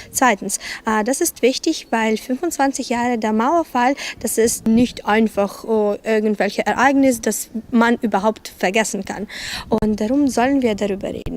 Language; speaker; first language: German; non-native, fluent; Ukrainian